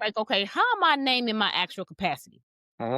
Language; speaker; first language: English; native; English